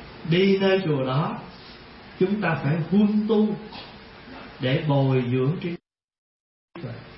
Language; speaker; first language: Vietnamese; early bilingual, heritage; Vietnamese